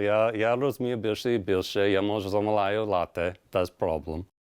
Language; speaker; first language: Ukrainian; non-native, learner; English